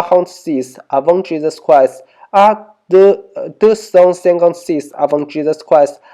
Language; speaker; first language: French; non-native, learner; Chinese